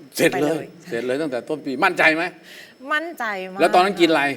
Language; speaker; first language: Thai; native; Thai